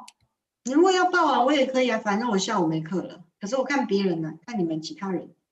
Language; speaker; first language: Chinese; native; Chinese